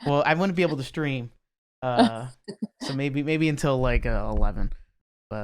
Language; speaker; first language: English; native; English